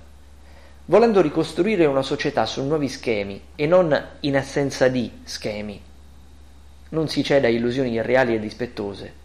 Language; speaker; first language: Italian; native; Italian